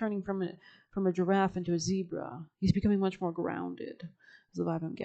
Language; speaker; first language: English; native; English